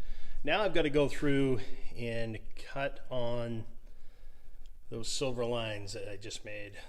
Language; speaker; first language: English; native; English